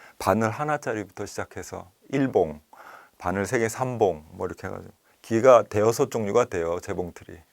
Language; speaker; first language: Korean; native; Korean